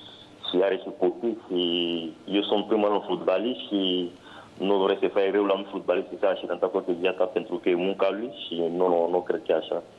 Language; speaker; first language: Romanian; non-native, learner; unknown